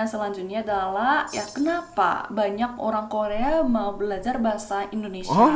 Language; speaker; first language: Indonesian; non-native, fluent; Korean